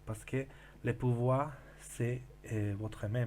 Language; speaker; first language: French; non-native, learner; Spanish